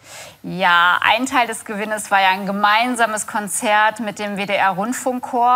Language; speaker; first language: German; native; German